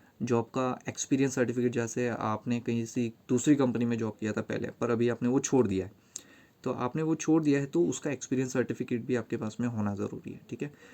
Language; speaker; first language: Hindi; native; Hindi